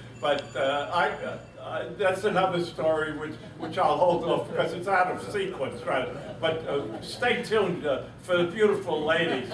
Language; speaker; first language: English; native; English